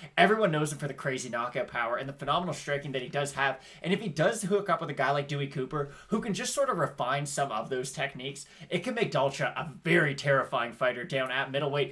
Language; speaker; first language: English; native; English